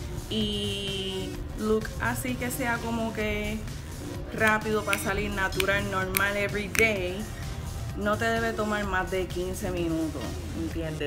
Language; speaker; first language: Spanish; early bilingual, heritage; Spanish